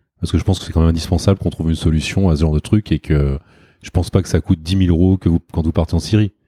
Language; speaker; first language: French; native; French